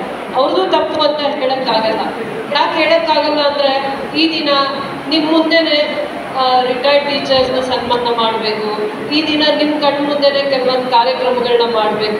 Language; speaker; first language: Kannada; native; Kannada